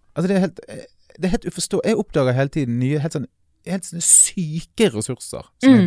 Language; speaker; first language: Norwegian; native; Norwegian